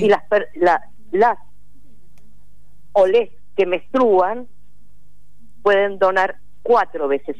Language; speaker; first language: Spanish; native; Spanish